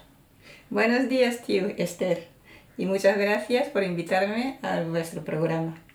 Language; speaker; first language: Spanish; non-native, fluent; Japanese